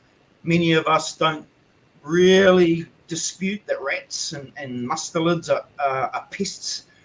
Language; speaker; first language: English; native; English